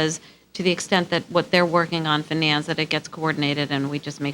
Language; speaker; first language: English; native; English